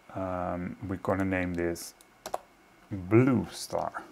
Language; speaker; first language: English; non-native, fluent; Dutch